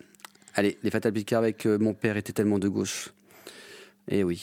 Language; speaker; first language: French; native; French